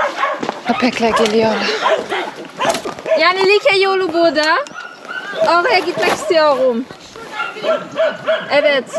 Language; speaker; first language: Turkish; non-native, learner; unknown